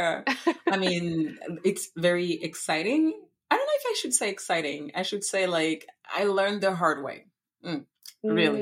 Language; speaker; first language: English; non-native, fluent; French